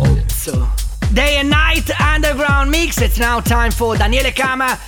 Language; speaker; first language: English; non-native, fluent; Italian